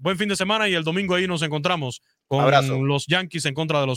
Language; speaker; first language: Spanish; native; Spanish